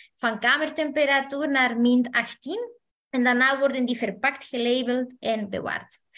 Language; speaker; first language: Dutch; non-native, fluent; Spanish